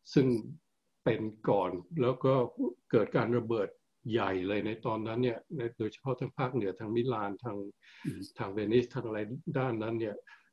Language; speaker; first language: Thai; early bilingual, heritage; Thai